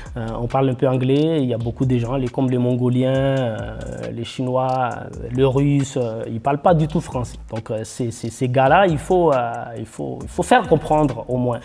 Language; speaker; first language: French; non-native, local second language; Malagasy